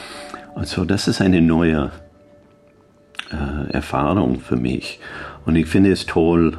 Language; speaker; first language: German; non-native, learner; English